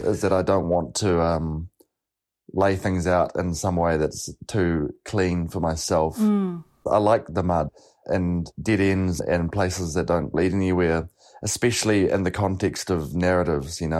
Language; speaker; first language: English; native; English